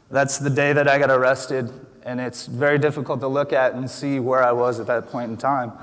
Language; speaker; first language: English; native; English